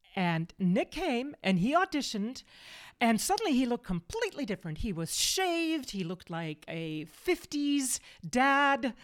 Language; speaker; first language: English; early bilingual, other home language; German